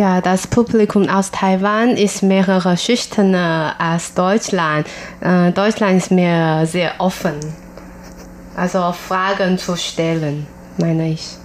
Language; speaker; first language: German; non-native, learner; Chinese